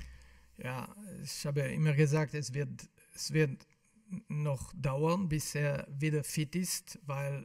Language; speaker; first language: German; non-native, fluent; French